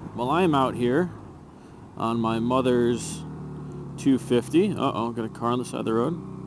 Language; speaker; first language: English; native; English